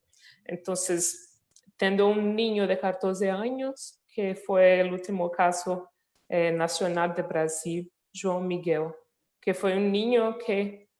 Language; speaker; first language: Spanish; non-native, fluent; Portuguese